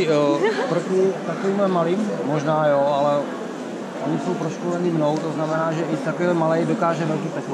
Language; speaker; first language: Czech; native; Czech